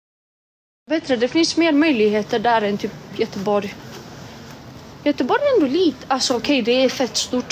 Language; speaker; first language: Swedish; early bilingual, other home language; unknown